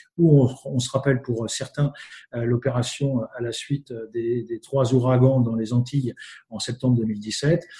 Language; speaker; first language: French; native; French